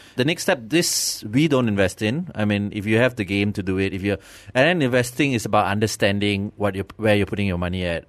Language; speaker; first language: English; non-native, local second language; Tamil